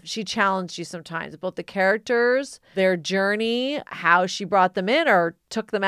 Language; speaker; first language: English; native; English